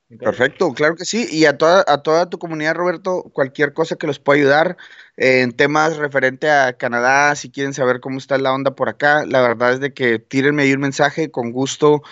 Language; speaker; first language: Spanish; native; Spanish